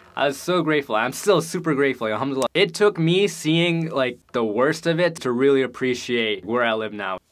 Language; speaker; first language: English; native; English